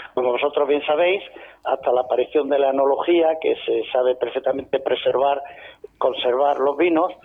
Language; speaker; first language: Spanish; native; Spanish